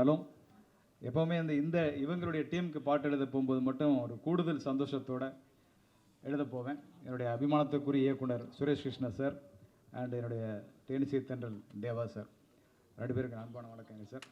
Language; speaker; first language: Tamil; native; Tamil